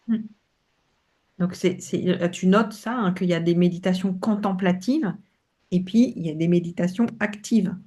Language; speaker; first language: French; native; French